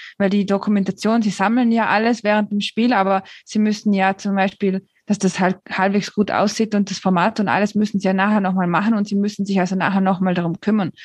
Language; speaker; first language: German; native; German